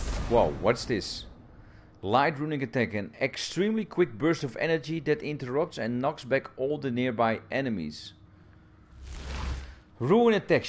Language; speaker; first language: English; non-native, fluent; Dutch